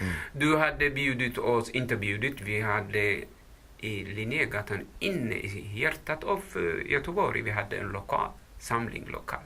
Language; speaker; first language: Swedish; non-native, fluent; Tigrinya